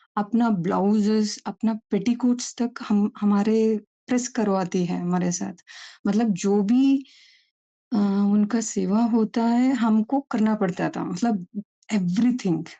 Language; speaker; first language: Hindi; non-native, local second language; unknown